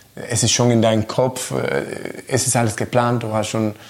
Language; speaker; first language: German; non-native, learner; Spanish